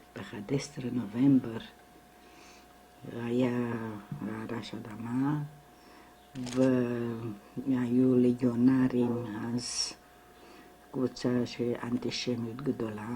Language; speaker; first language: Hebrew; non-native, fluent; Romanian